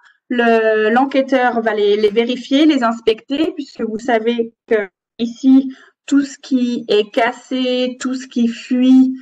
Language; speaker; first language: French; native; French